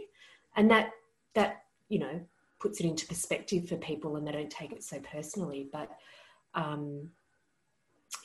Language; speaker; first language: English; native; English